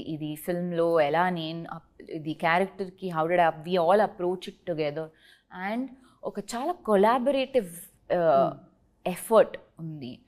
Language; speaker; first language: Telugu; non-native, learner; Tulu